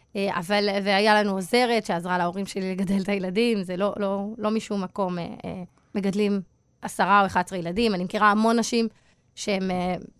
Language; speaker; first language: Hebrew; native; Hebrew